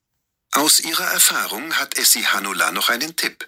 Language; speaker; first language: German; native; German